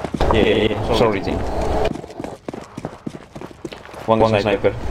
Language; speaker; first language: English; non-native, learner; Spanish